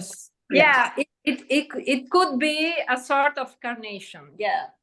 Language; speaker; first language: English; non-native, learner; Italian